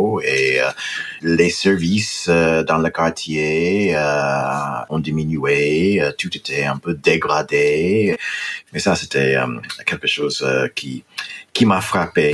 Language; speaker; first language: French; non-native, fluent; English